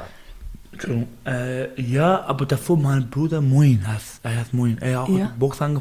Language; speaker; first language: German; non-native, learner; Baluchi